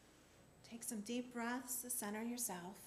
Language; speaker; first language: English; native; English